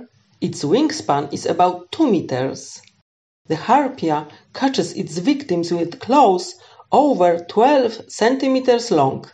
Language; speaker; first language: English; non-native, fluent; Polish